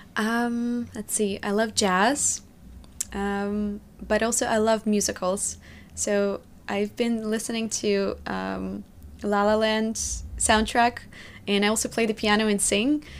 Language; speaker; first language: English; non-native, fluent; Russian